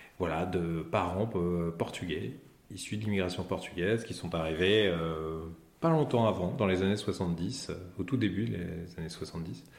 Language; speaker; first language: French; native; French